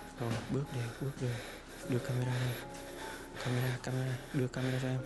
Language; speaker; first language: Vietnamese; native; Vietnamese